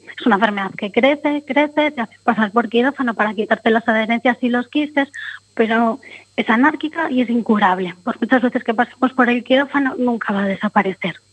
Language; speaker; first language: Spanish; native; Spanish